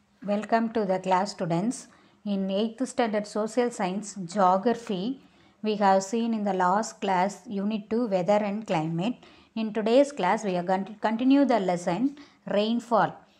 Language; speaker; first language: English; non-native, local second language; Tamil